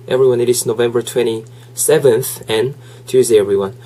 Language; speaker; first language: English; non-native, fluent; Korean